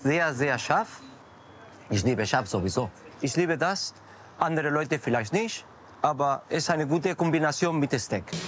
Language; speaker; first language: German; non-native, learner; Spanish